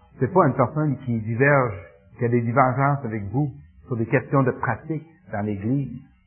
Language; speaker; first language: French; native; French